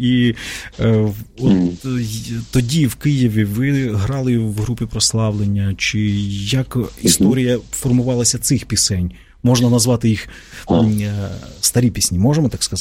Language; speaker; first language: Ukrainian; native; Ukrainian